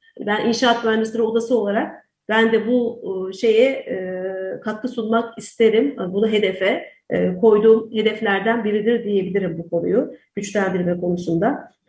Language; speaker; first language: Turkish; native; Turkish